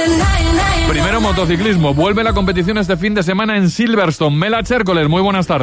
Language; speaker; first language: Spanish; native; Spanish